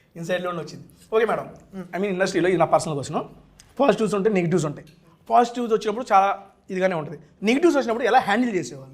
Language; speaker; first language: Telugu; native; Telugu